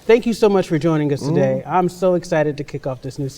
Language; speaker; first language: English; native; English